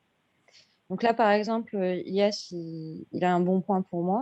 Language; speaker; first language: French; non-native, local second language; Arabic